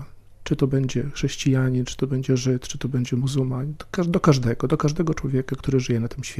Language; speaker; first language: Polish; native; Polish